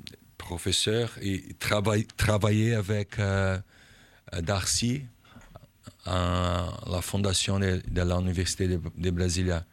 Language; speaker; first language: French; non-native, learner; Portuguese